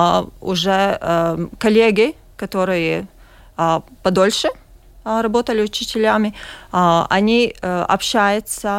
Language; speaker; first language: Russian; non-native, local second language; Latvian